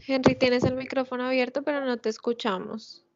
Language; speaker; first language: Spanish; native; Spanish